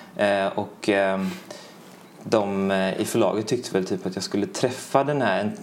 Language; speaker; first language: Swedish; native; Swedish